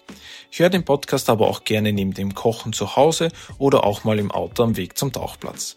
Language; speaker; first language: German; native; German